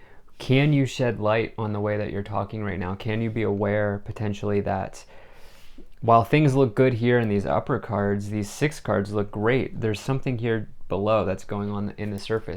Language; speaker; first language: English; native; English